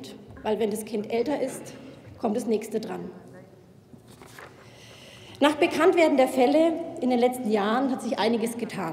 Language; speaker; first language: German; native; German